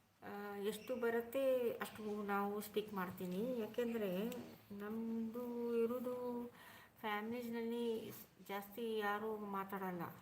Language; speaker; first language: Kannada; non-native, local second language; Urdu